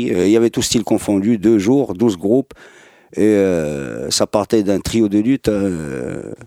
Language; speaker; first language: French; non-native, local second language; Arabic